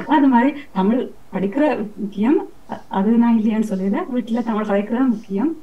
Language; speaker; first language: Tamil; early bilingual, heritage; Tamil